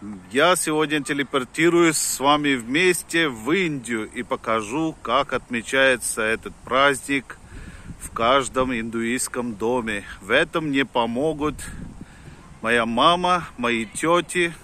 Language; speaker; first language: Russian; non-native, fluent; Hindi